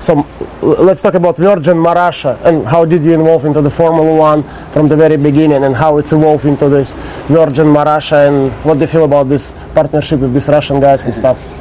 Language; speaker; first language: English; non-native, fluent; Russian